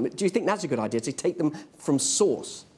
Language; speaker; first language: English; native; English